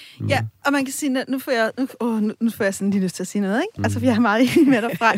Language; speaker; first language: Danish; native; Danish